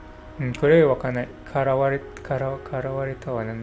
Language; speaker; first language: Japanese; non-native, learner; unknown